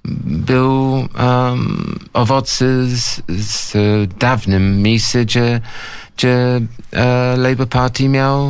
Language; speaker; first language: Polish; non-native, fluent; English